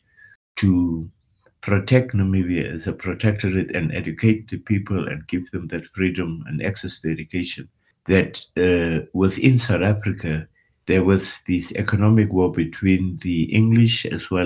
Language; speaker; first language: English; non-native, local second language; Afrikaans